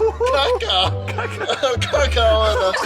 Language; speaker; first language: Spanish; non-native, learner; English